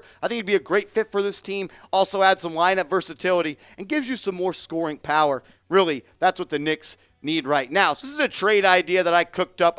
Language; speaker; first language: English; native; English